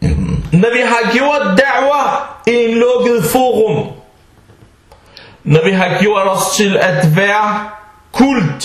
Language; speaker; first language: Danish; early bilingual, other home language; Arabic